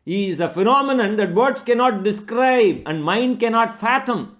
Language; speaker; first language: English; non-native, local second language; Tamil